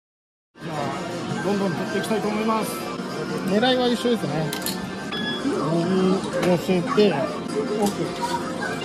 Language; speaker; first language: Japanese; native; Japanese